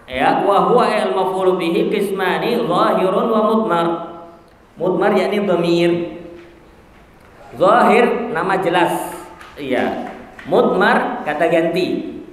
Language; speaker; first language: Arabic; non-native, fluent; Indonesian